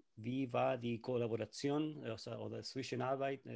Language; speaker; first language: German; non-native, learner; Spanish